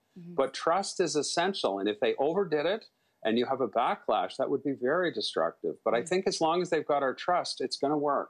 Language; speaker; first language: English; native; English